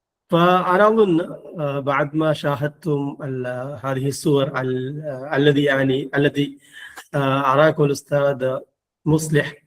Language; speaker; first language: Arabic; non-native, fluent; Malayalam